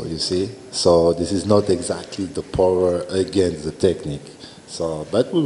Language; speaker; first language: English; non-native, learner; French